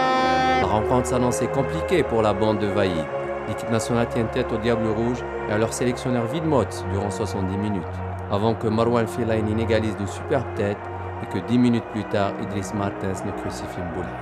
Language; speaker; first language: French; non-native, local second language; Arabic